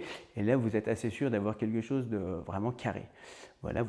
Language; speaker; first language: French; native; French